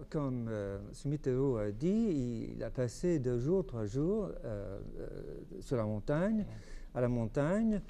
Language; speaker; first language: French; non-native, fluent; English